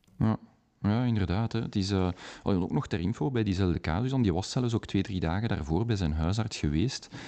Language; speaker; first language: Dutch; native; Dutch